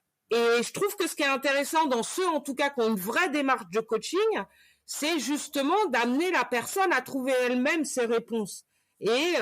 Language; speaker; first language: French; native; French